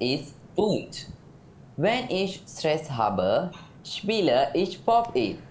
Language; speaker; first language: German; non-native, learner; Malay